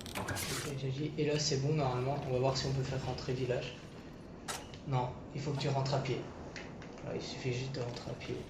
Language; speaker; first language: French; native; French